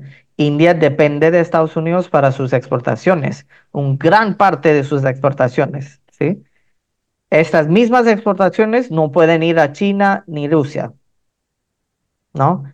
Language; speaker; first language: Spanish; non-native, fluent; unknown